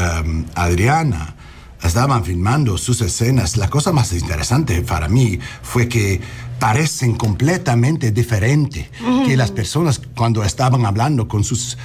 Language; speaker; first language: Spanish; non-native, learner; English